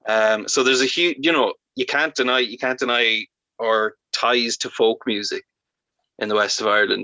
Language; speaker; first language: English; native; English